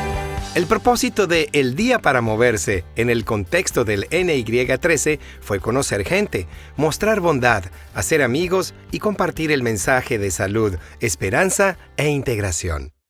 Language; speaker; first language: Spanish; native; Spanish